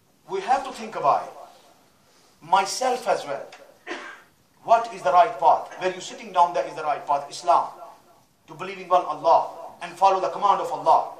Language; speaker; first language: English; non-native, local second language; Urdu